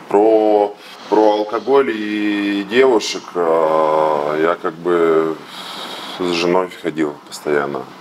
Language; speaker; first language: Russian; native; Russian